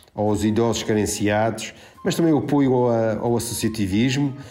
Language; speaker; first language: Portuguese; native; Portuguese